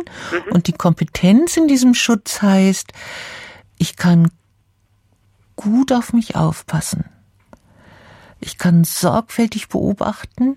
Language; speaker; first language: German; native; German